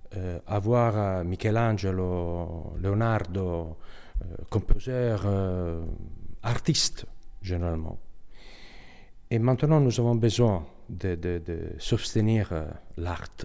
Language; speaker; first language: French; non-native, fluent; Italian